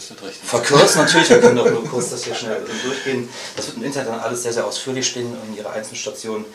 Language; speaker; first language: German; native; German